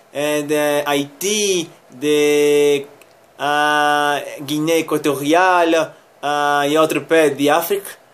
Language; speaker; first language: French; non-native, learner; Spanish